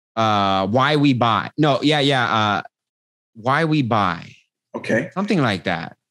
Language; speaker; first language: English; native; English